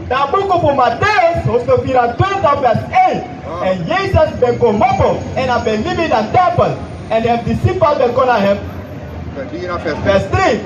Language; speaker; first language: Dutch; non-native, local second language; Sranan Tongo